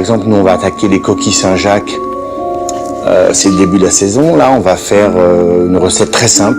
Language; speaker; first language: French; native; French